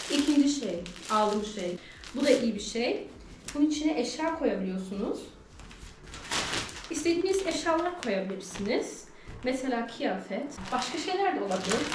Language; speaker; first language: Turkish; early bilingual, heritage; Turkish